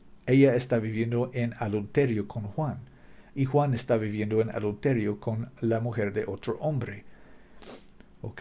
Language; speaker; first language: Spanish; non-native, learner; English